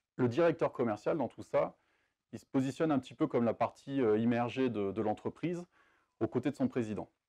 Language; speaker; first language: French; native; French